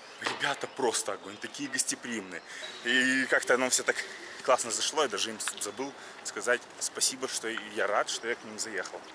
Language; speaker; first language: Russian; native; Russian